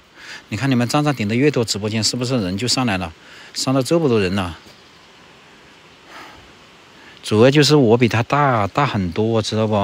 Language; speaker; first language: Chinese; native; Chinese